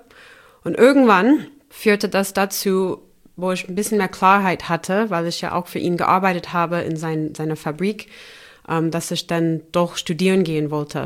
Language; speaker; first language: German; non-native, fluent; English